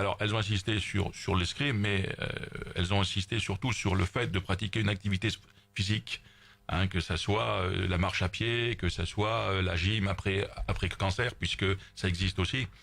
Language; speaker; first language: French; native; French